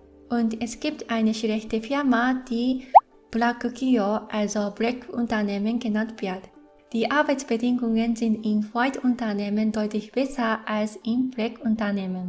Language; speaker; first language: German; non-native, fluent; Japanese